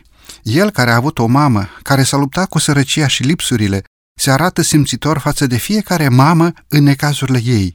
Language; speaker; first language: Romanian; native; Romanian